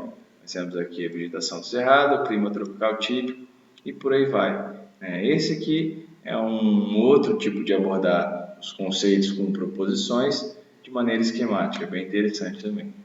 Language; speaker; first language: Portuguese; native; Portuguese